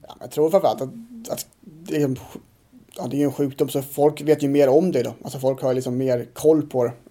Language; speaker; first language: Swedish; native; Swedish